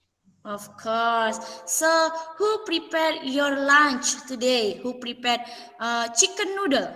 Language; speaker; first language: English; non-native, fluent; Indonesian